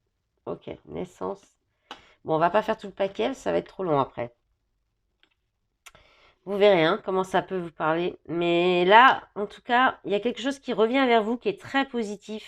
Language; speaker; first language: French; native; French